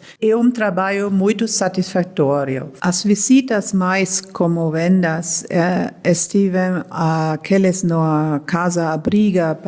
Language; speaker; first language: Portuguese; non-native, learner; German